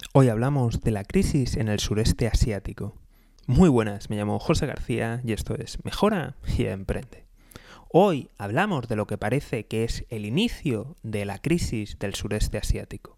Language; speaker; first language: Spanish; native; Spanish